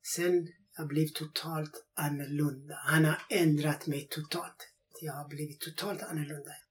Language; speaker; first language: Swedish; non-native, fluent; Persian